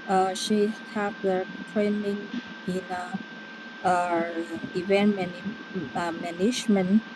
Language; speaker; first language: English; non-native, learner; Vietnamese